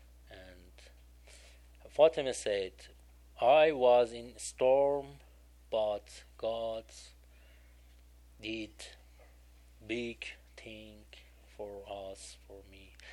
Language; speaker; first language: English; non-native, learner; Persian